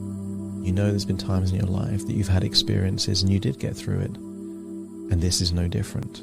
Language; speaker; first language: English; native; English